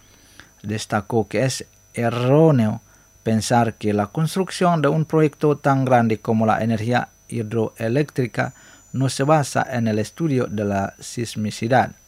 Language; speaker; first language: Spanish; non-native, fluent; Indonesian